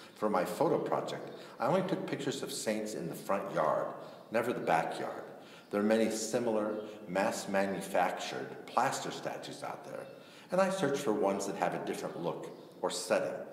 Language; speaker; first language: English; native; English